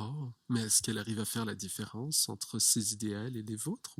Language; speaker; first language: French; native; French